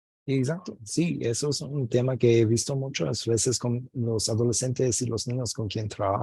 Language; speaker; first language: Spanish; non-native, fluent; English